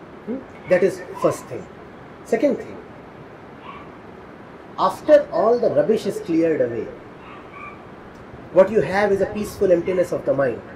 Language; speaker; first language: English; non-native, local second language; Hindi